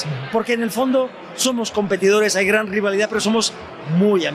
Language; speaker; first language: Spanish; native; Spanish